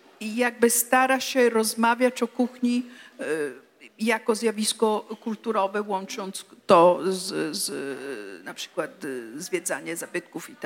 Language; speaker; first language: Polish; non-native, fluent; Italian